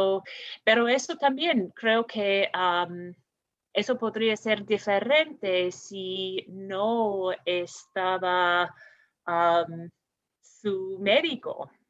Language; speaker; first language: Spanish; non-native, fluent; English